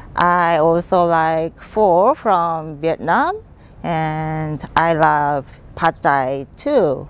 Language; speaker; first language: English; non-native, fluent; Japanese